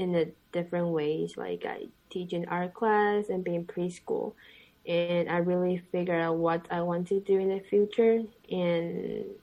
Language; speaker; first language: English; non-native, fluent; Chinese